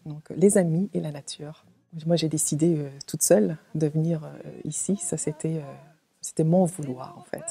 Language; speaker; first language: French; native; French